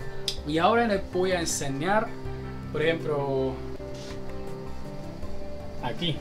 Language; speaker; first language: Spanish; non-native, learner; Chinese